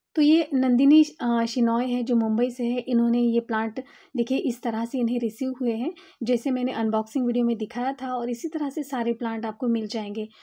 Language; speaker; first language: Hindi; non-native, local second language; Marathi